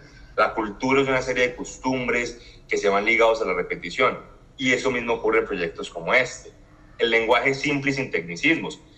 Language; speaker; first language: Spanish; native; Spanish